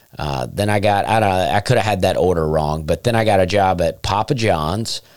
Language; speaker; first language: English; native; English